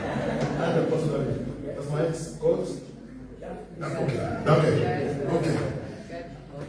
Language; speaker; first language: German; non-native, learner; French